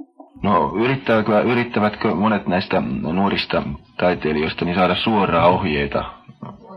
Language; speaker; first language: Finnish; native; Finnish